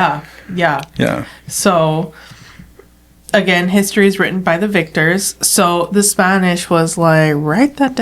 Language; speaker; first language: English; native; English